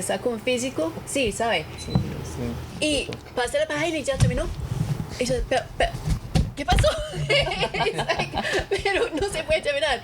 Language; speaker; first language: Spanish; non-native, fluent; English